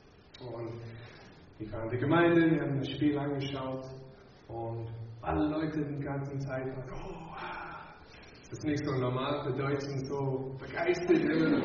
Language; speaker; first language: German; non-native, fluent; English